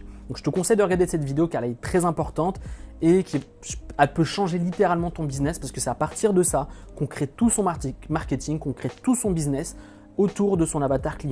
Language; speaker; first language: French; native; French